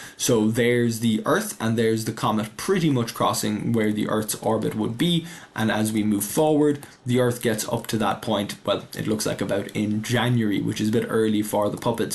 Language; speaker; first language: English; native; English